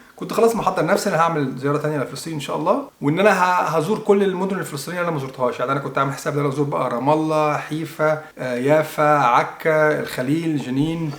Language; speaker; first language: Egyptian Arabic; native; Egyptian Arabic